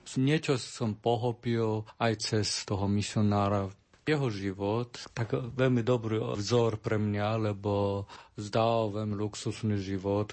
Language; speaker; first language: Slovak; non-native, learner; Chinese